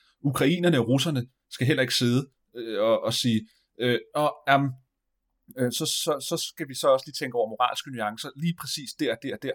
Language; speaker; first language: Danish; native; Danish